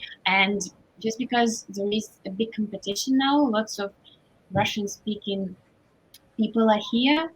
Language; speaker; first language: English; non-native, fluent; Russian